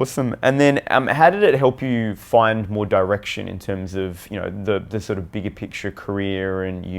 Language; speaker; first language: English; native; English